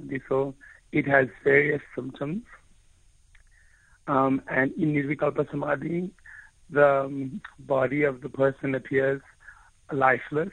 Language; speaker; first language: English; non-native, local second language; Afrikaans